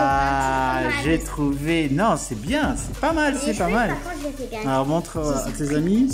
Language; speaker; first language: French; native; French